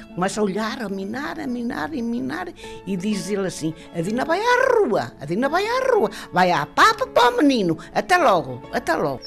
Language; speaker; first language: Portuguese; native; Portuguese